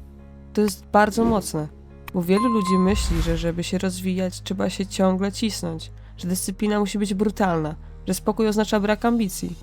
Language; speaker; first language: Polish; native; Polish